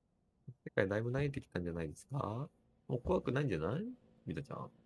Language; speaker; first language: Japanese; native; Japanese